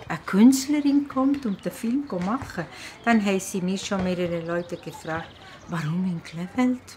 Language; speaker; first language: German; non-native, learner; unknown